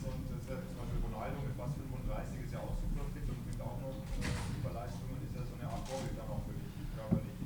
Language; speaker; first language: German; native; German